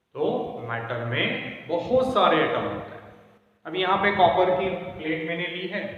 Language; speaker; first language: Hindi; non-native, local second language; Marathi